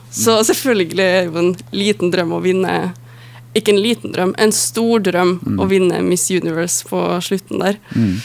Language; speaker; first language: Norwegian; native; Norwegian